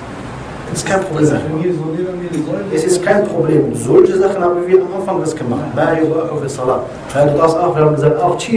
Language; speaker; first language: German; non-native, learner; Arabic